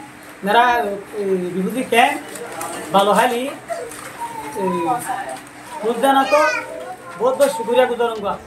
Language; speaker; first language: Hindi; non-native, learner; Rohingya